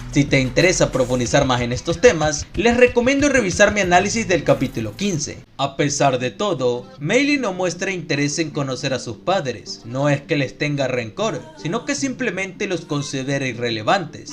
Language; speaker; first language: Spanish; native; Spanish